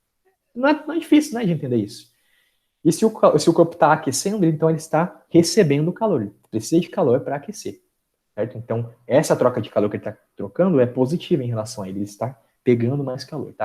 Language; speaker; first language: Portuguese; native; Portuguese